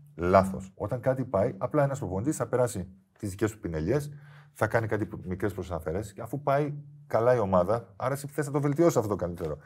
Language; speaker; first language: Greek; native; Greek